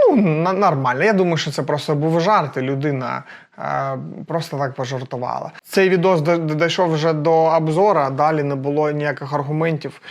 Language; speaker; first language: Ukrainian; non-native, local second language; Russian